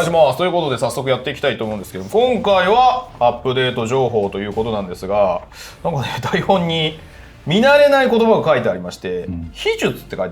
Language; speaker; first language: Japanese; native; Japanese